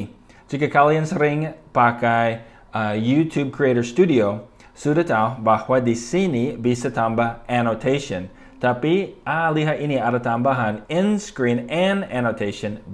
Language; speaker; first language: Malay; non-native, fluent; English